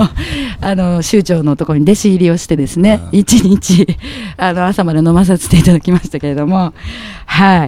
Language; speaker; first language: Japanese; native; Japanese